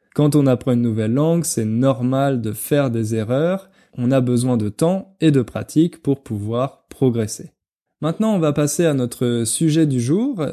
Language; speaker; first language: French; native; French